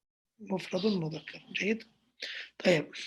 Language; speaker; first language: Arabic; non-native, fluent; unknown